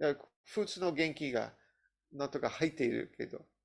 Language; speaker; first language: Japanese; non-native, learner; English